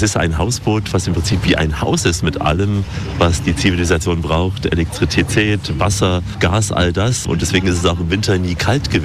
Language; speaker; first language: German; native; German